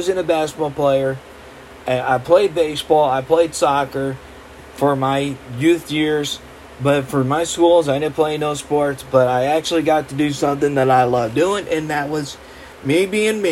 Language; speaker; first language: English; native; English